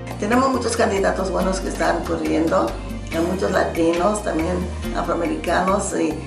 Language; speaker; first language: Spanish; early bilingual, other home language; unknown